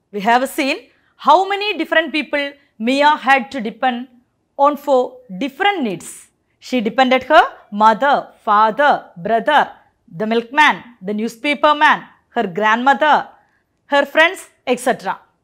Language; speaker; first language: English; non-native, local second language; Malayalam